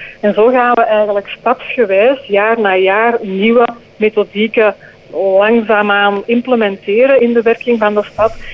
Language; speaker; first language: Dutch; native; Dutch